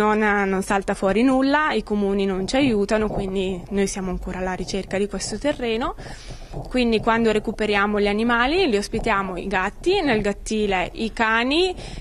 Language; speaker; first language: Italian; native; Italian